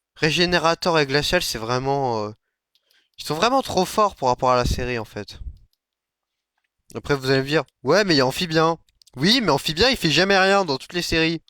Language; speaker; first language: French; native; French